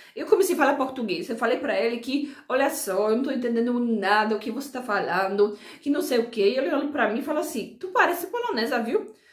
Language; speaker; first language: Portuguese; non-native, fluent; Polish